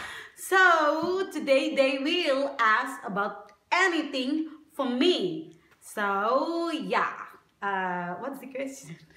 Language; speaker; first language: English; non-native, learner; Indonesian